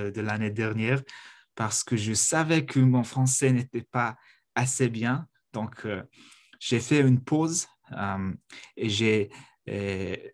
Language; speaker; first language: French; non-native, fluent; Mongolian